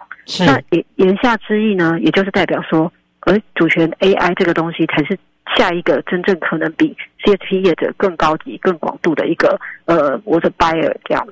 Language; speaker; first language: Chinese; native; Chinese